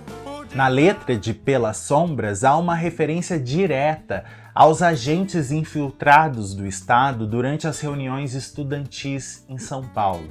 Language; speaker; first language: Portuguese; native; Portuguese